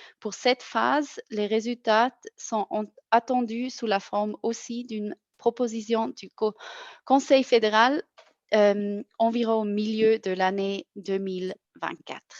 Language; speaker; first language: French; non-native, local second language; German